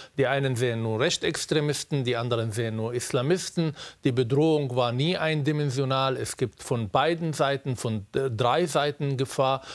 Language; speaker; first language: German; non-native, fluent; Arabic